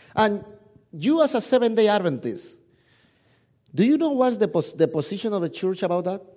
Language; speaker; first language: English; non-native, fluent; Spanish